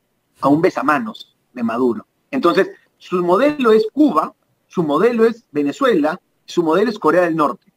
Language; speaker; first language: Spanish; native; Spanish